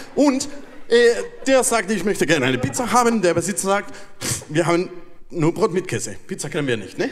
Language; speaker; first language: German; non-native, fluent; Spanish